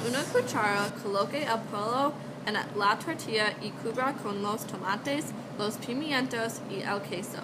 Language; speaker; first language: Spanish; non-native, learner; English